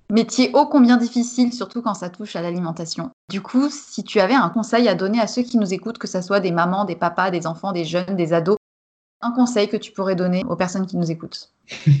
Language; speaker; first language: French; native; French